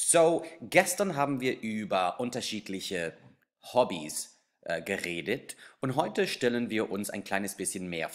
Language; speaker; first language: German; non-native, fluent; English